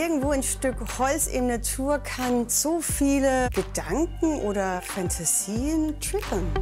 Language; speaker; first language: German; non-native, fluent; Danish